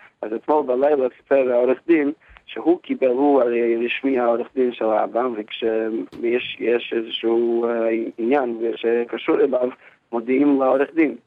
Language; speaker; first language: Hebrew; non-native, fluent; English